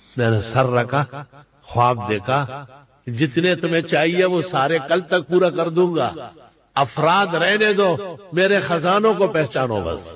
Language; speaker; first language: Urdu; non-native, local second language; Pashto